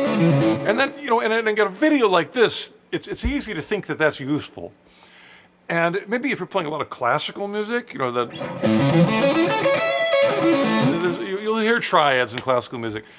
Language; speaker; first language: English; native; English